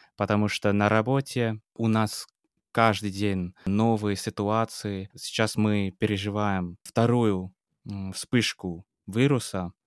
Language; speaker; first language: Russian; non-native, fluent; English